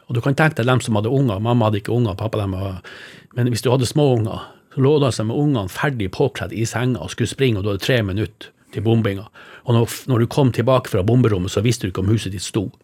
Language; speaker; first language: Norwegian; native; Norwegian